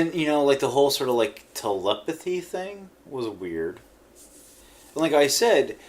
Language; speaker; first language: English; native; English